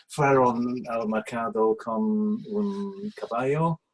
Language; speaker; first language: Spanish; non-native, learner; English